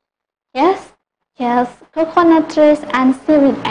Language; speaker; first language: English; non-native, local second language; Indonesian